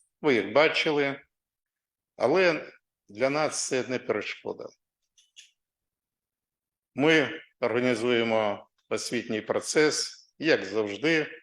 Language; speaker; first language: Ukrainian; non-native, local second language; Russian